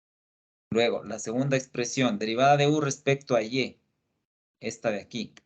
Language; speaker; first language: Spanish; native; Spanish